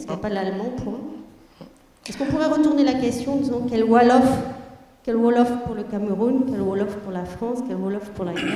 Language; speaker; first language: French; non-native, fluent; German